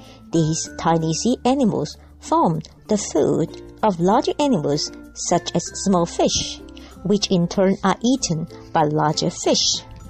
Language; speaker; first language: English; non-native, local second language; Cantonese